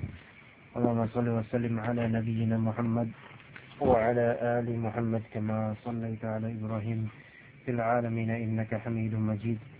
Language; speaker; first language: Arabic; non-native, fluent; Indonesian